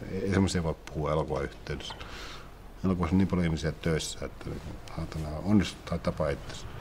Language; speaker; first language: Finnish; native; Finnish